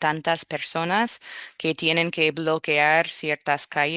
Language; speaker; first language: Spanish; non-native, fluent; English